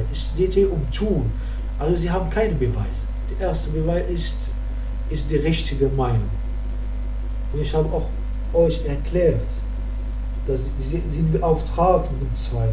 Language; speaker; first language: German; non-native, learner; Arabic